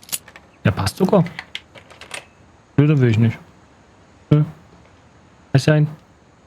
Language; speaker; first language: German; native; German